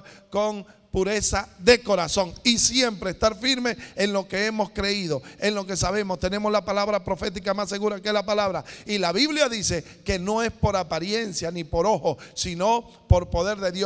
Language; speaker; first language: Spanish; native; Spanish